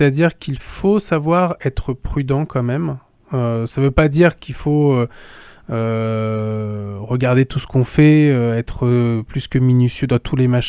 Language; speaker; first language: French; native; French